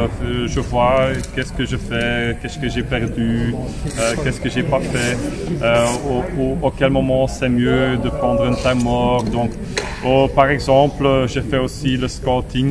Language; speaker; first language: French; non-native, local second language; Dutch